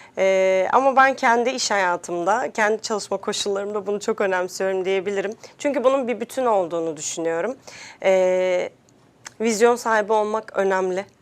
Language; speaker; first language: Turkish; native; Turkish